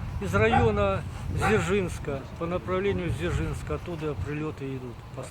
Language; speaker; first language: Russian; native; Russian